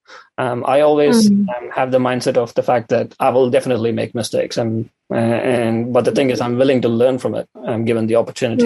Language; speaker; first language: English; non-native, local second language; Tamil